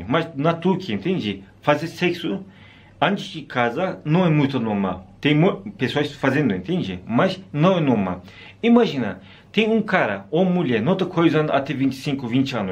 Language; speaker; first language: Portuguese; non-native, learner; Turkish